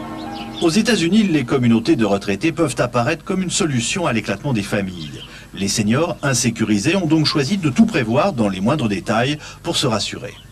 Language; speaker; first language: French; native; French